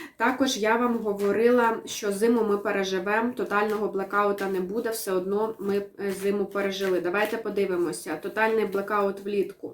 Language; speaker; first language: Ukrainian; non-native, local second language; Russian